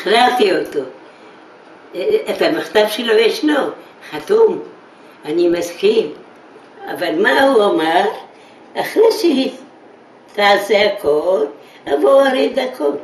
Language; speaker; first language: Hebrew; non-native, fluent; Yiddish